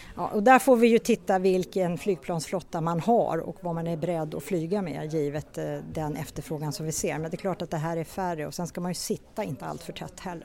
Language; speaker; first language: Swedish; native; Swedish